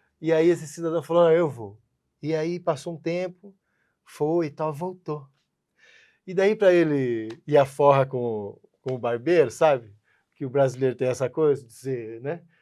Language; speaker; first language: Portuguese; native; Portuguese